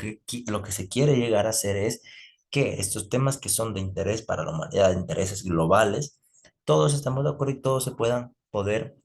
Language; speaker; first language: Spanish; native; Spanish